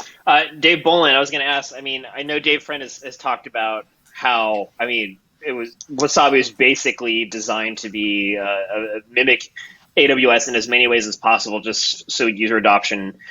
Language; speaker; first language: English; native; English